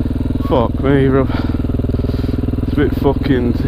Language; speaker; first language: English; native; English